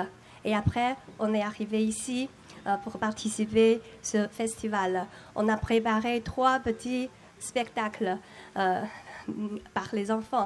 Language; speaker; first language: French; non-native, learner; Chinese